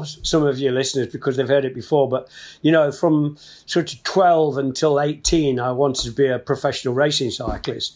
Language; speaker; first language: English; native; English